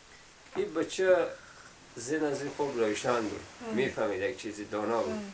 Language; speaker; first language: Persian; native; Persian